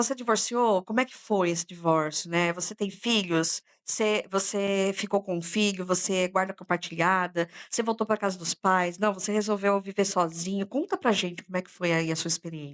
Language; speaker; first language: Portuguese; native; Portuguese